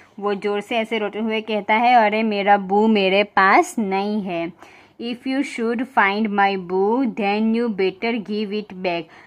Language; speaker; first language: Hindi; non-native, local second language; Gujarati